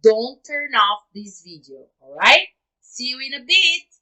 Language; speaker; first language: English; non-native, fluent; Portuguese